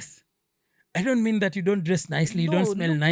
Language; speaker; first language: English; non-native, local second language; Swahili